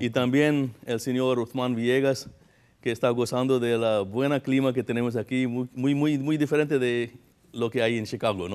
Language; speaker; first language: Spanish; non-native, fluent; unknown